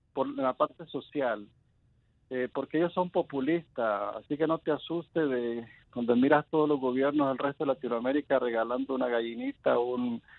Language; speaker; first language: Spanish; native; Spanish